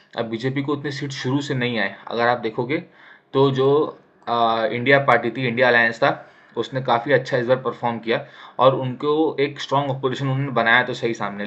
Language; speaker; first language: Hindi; native; Hindi